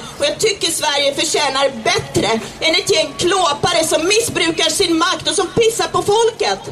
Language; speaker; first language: Swedish; early bilingual, other home language; Czech